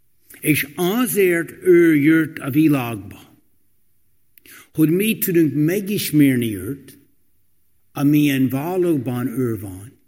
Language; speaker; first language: Hungarian; non-native, fluent; English